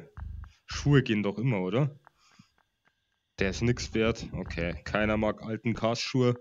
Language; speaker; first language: German; native; German